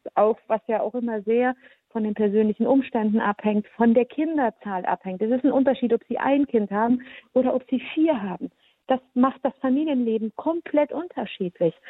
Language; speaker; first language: German; early bilingual, heritage; German